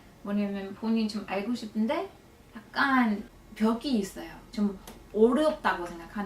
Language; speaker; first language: Korean; non-native, fluent; English